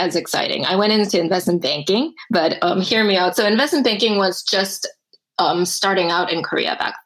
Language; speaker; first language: English; early bilingual, other home language; Korean